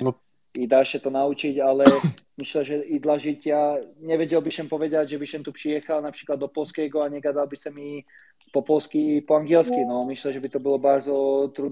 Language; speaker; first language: Polish; non-native, learner; Slovak